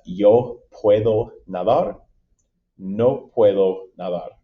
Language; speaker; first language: Spanish; non-native, fluent; English